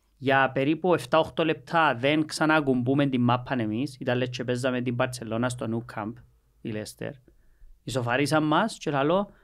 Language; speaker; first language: Greek; native; Greek